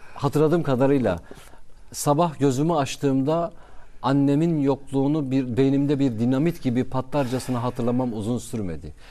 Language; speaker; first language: Turkish; non-native, local second language; Kurdish